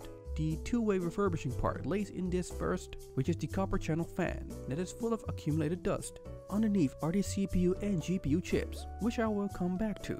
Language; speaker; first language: English; non-native, fluent; Dutch